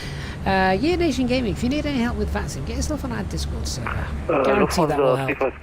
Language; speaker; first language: English; native; English